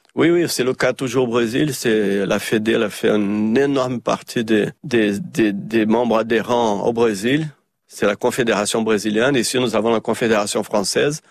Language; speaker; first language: French; early bilingual, heritage; Portuguese